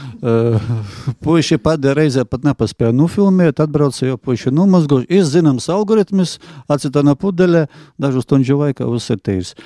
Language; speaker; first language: Latvian; non-native, local second language; Russian